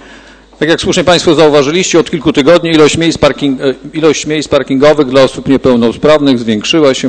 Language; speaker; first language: Polish; native; Polish